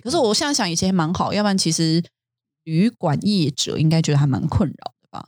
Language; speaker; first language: Chinese; native; Chinese